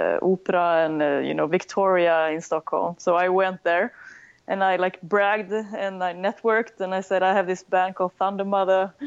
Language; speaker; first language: English; non-native, fluent; Swedish